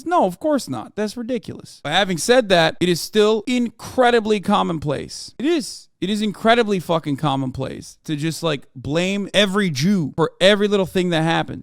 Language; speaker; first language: English; native; English